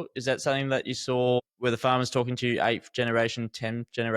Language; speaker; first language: English; native; English